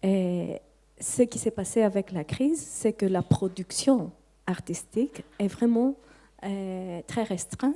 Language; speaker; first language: French; non-native, fluent; Greek